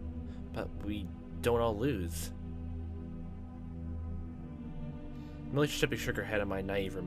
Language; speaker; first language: English; native; English